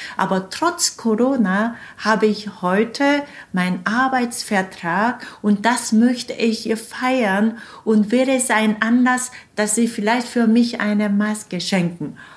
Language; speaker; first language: German; non-native, fluent; Korean